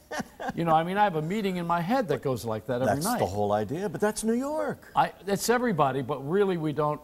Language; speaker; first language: English; native; English